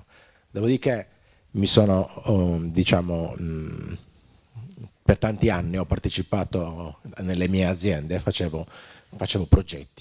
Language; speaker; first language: Italian; native; Italian